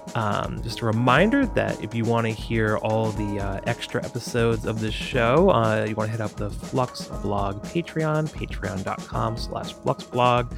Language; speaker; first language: English; native; English